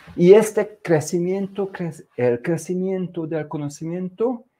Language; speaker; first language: Spanish; non-native, fluent; Hungarian